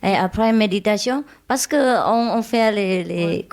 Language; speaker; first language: French; non-native, learner; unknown